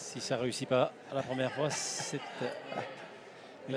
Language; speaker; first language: French; native; French